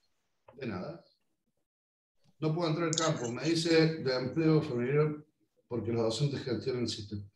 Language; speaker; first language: Spanish; native; Spanish